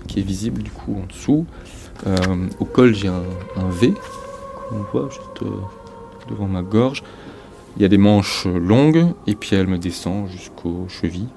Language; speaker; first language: French; native; French